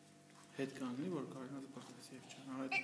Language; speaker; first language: Armenian; native; Armenian